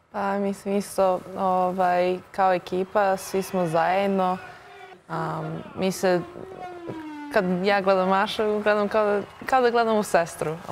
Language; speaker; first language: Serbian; early bilingual, heritage; Serbian